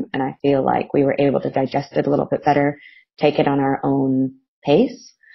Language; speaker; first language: English; native; English